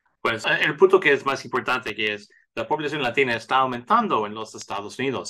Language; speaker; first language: Spanish; early bilingual, heritage; English